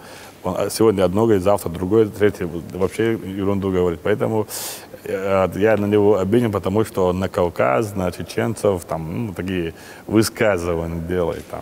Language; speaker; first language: Russian; non-native, local second language; Chechen